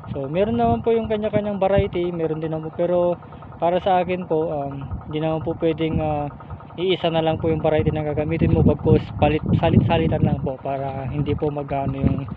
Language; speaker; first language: Filipino; non-native, local second language; Iloko